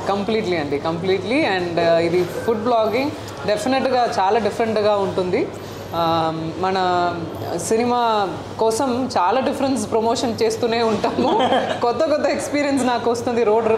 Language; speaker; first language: Telugu; non-native, learner; Tamil